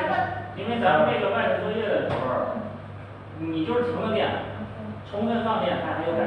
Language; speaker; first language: Chinese; native; Chinese